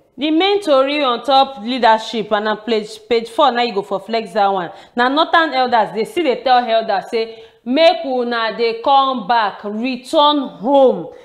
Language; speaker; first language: Nigerian Pidgin; non-native, local second language; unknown